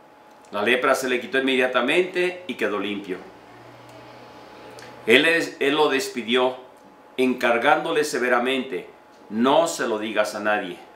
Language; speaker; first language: Spanish; native; Spanish